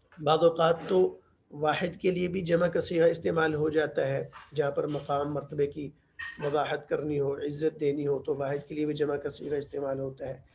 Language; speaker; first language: Urdu; native; Urdu